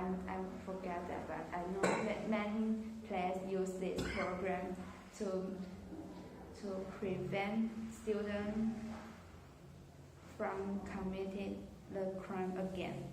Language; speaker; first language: English; non-native, learner; Chinese